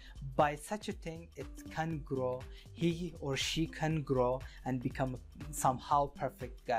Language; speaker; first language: English; non-native, fluent; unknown